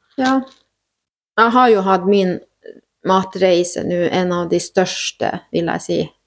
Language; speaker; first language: Norwegian; native; Norwegian